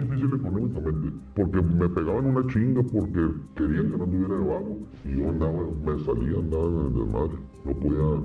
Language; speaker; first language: Spanish; native; Spanish